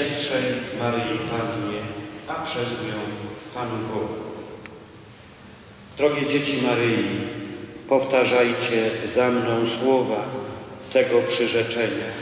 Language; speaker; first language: Polish; native; Polish